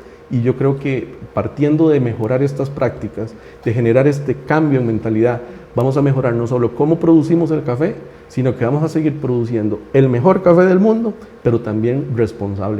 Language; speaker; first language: Spanish; native; Spanish